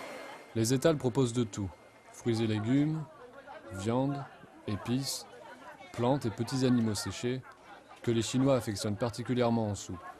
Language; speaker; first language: French; native; French